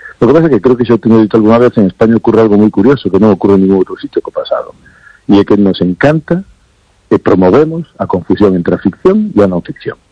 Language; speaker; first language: Galician; non-native, local second language; Spanish